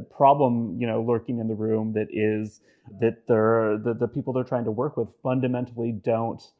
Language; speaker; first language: English; native; English